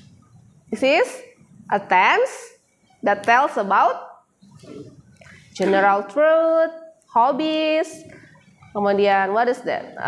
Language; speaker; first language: English; non-native, fluent; Indonesian